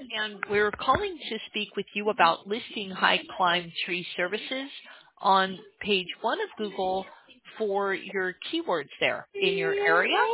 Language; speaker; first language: English; native; English